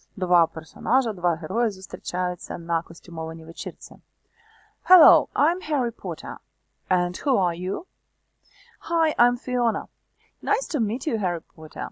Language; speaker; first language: Ukrainian; native; Ukrainian